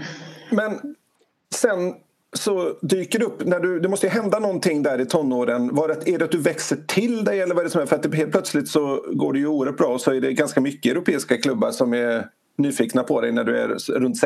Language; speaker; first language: Swedish; native; Swedish